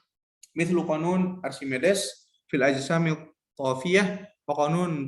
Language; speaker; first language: Arabic; non-native, learner; Indonesian